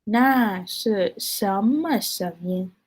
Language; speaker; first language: Chinese; non-native, fluent; Malay